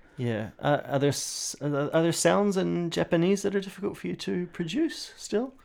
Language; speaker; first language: English; native; English